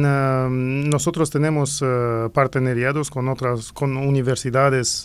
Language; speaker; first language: Spanish; non-native, fluent; Romanian